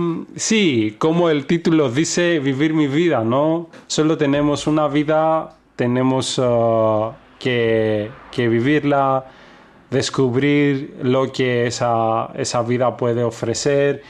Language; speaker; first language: Spanish; non-native, fluent; Greek